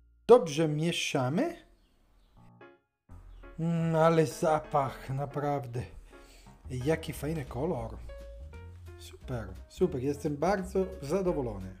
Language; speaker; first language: Polish; non-native, learner; Italian